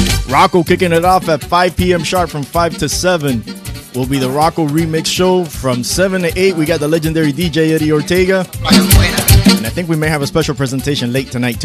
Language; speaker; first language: English; native; English